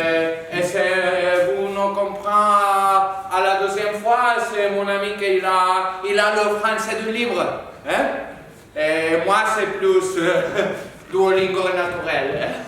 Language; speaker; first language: French; non-native, learner; Spanish